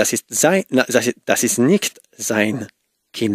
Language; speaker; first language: German; non-native, learner; Spanish